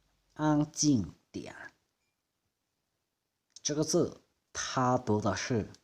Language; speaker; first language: Chinese; non-native, fluent; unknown